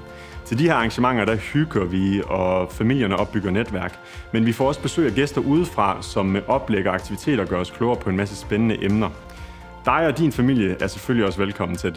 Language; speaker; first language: Danish; native; Danish